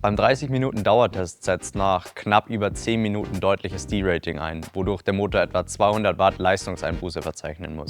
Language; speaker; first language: German; native; German